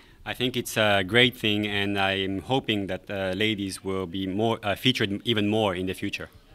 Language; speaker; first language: English; non-native, fluent; Japanese